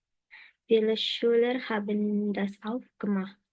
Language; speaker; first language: German; non-native, learner; Indonesian